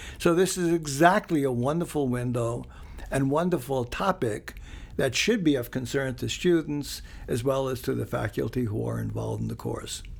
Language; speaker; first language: English; early bilingual, other home language; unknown